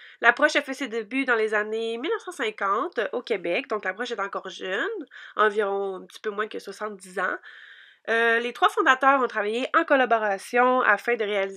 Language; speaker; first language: French; native; French